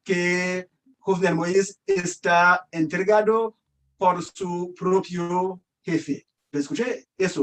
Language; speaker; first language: Spanish; non-native, learner; Haitian Creole